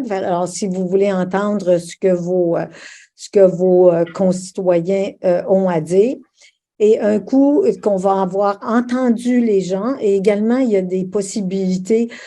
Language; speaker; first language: French; native; French